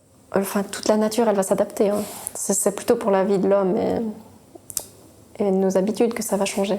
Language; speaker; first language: French; native; French